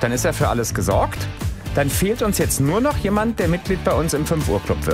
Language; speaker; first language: German; native; German